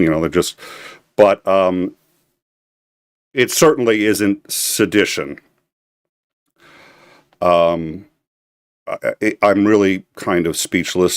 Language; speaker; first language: English; native; English